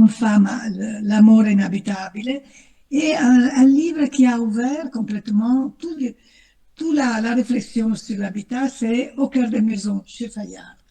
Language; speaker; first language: French; non-native, fluent; Italian